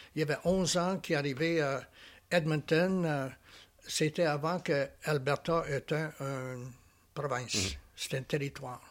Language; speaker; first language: French; native; French